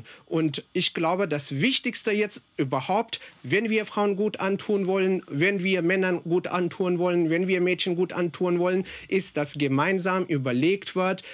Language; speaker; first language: German; non-native, fluent; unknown